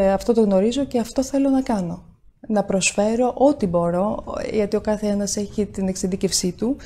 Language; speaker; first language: Greek; early bilingual, other home language; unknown